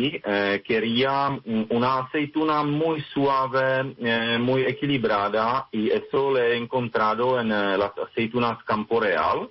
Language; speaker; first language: Spanish; non-native, fluent; Czech